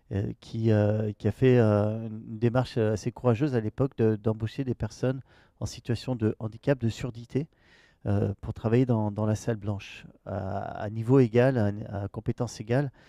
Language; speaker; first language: French; native; French